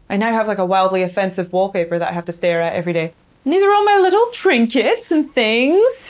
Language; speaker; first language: English; native; English